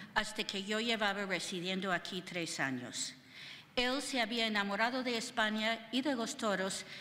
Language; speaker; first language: Spanish; non-native, fluent; English